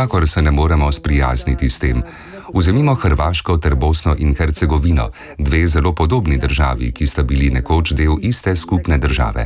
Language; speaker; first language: Slovenian; early bilingual, other home language; Bosnian